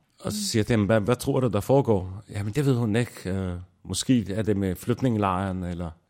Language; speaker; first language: Danish; non-native, fluent; Arabic